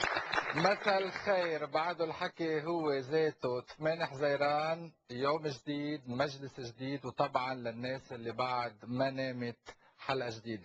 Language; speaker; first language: Arabic; native; Arabic